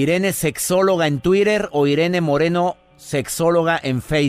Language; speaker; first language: Spanish; native; Spanish